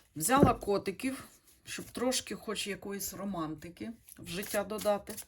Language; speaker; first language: Ukrainian; non-native, local second language; Russian